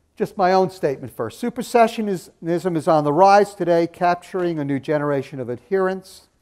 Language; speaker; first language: English; native; English